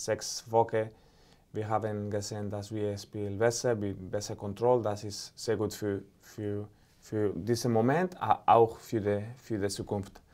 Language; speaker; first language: German; non-native, fluent; Spanish